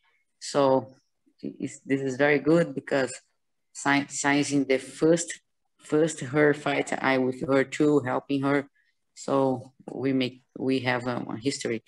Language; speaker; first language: English; non-native, learner; Portuguese